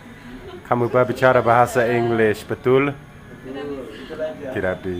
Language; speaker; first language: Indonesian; non-native, learner; English